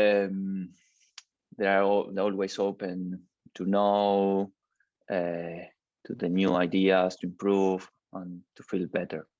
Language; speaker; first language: English; non-native, learner; Spanish